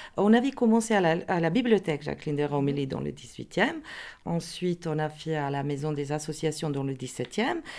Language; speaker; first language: French; non-native, fluent; Croatian